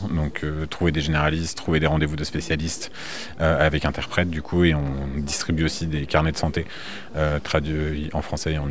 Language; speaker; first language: French; native; French